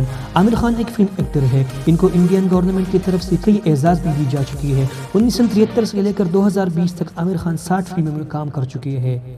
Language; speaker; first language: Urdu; non-native, local second language; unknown